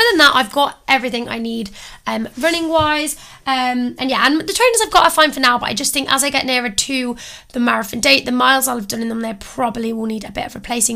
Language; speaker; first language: English; native; English